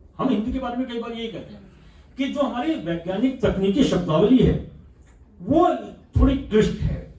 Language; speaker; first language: Hindi; native; Hindi